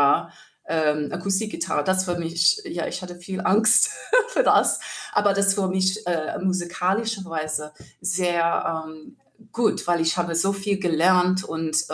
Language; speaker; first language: German; non-native, learner; English